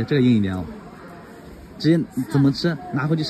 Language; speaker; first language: Chinese; native; Chinese